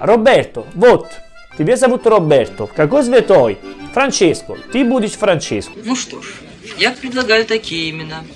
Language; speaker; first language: Russian; non-native, learner; Italian